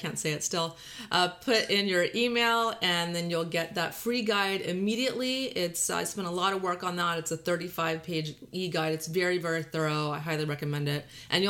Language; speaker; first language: English; native; English